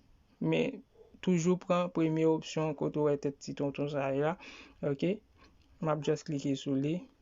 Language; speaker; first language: French; non-native, learner; Haitian Creole